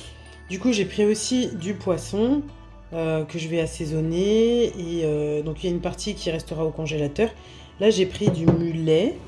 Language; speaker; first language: French; native; French